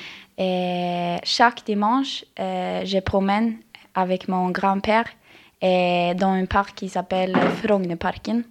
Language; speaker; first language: French; non-native, learner; Norwegian